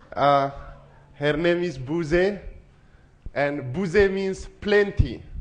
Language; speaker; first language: English; non-native, fluent; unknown